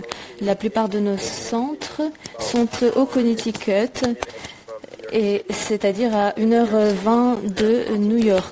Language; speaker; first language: French; native; French